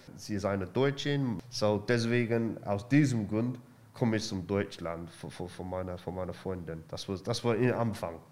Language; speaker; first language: German; non-native, learner; English